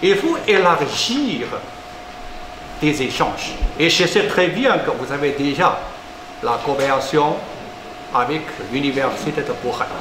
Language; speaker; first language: French; non-native, fluent; Chinese